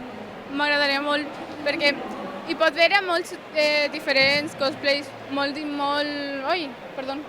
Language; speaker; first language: Catalan; non-native, local second language; Spanish